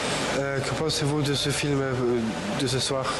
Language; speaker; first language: French; non-native, local second language; Arabic